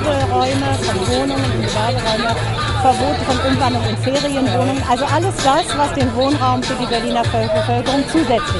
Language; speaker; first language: German; native; German